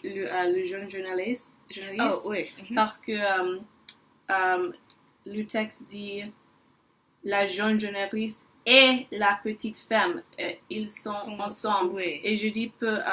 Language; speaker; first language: French; non-native, learner; English